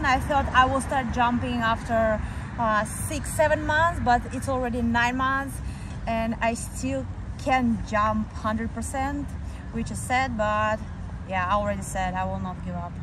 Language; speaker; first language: English; non-native, fluent; Russian